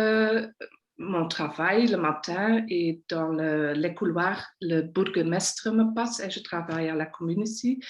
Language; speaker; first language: French; non-native, local second language; Dutch